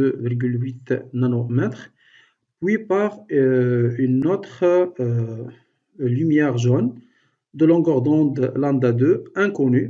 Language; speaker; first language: French; non-native, local second language; Arabic